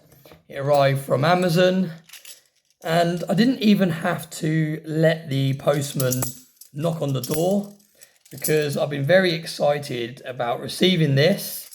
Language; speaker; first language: English; native; English